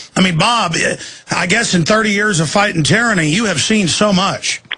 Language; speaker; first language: English; native; English